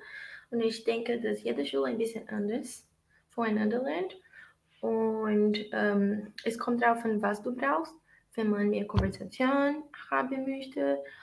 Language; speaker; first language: German; non-native, fluent; Portuguese